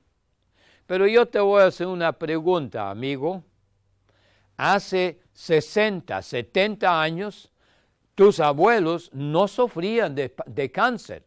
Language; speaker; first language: Spanish; non-native, fluent; German